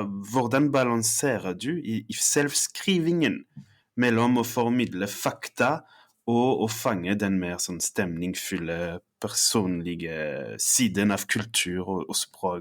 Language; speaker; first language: Norwegian; non-native, fluent; French